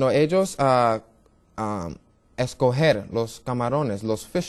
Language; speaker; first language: Spanish; non-native, learner; English